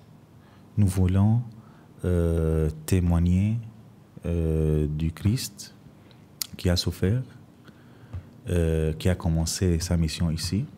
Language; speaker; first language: French; non-native, fluent; Arabic